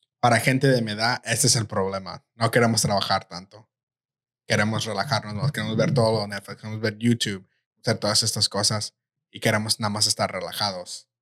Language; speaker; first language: Spanish; early bilingual, heritage; Spanish